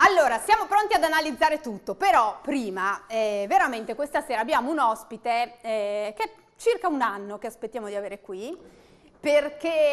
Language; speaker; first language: Italian; native; Italian